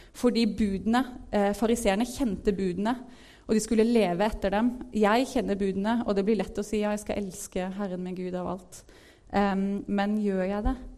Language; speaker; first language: Norwegian; native; Norwegian